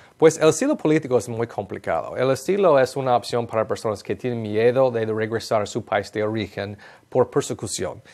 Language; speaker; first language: Spanish; non-native, fluent; English